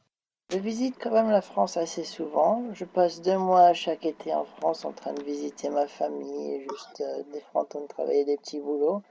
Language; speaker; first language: French; early bilingual, heritage; French